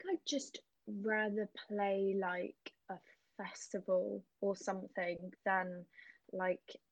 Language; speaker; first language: English; native; English